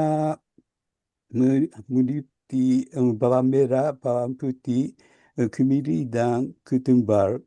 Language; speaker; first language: Indonesian; non-native, learner; Japanese